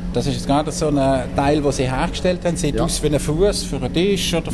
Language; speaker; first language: German; native; German